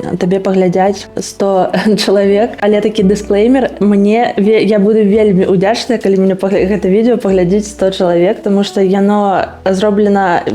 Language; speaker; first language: Belarusian; non-native, local second language; Russian